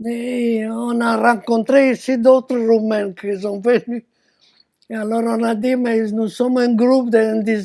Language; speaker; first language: French; non-native, fluent; Romanian